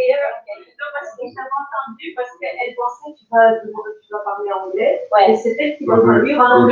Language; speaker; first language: French; non-native, learner; Russian